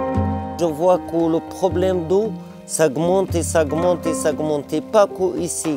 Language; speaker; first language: French; non-native, learner; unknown